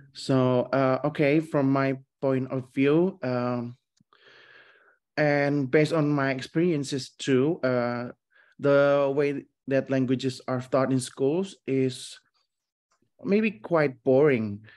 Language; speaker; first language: English; non-native, fluent; Indonesian